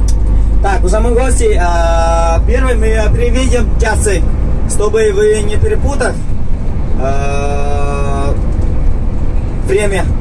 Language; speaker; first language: Russian; non-native, learner; Vietnamese